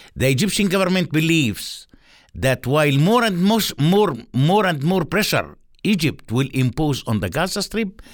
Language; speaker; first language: English; non-native, fluent; Arabic